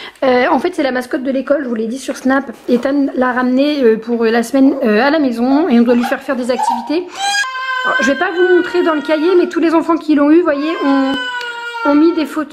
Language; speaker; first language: French; native; French